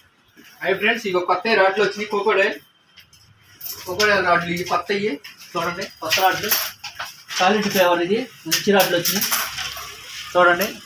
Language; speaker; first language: Telugu; native; Telugu